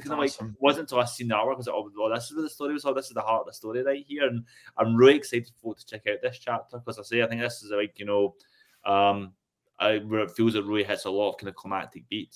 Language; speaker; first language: English; native; English